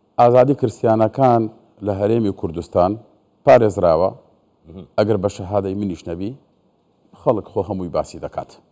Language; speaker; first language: Central Kurdish; non-native, local second language; Assyrian Neo-Aramaic